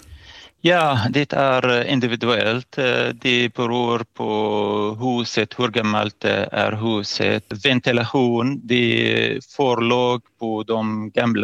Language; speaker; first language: Swedish; non-native, fluent; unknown